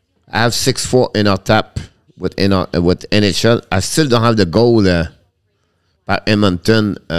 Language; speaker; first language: English; non-native, fluent; French